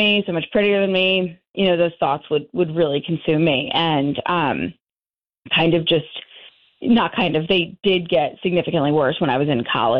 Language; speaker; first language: English; native; English